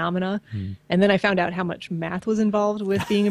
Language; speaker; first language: English; native; English